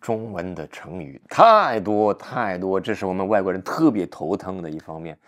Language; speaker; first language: Chinese; non-native, fluent; French